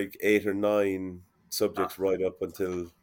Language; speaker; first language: English; native; English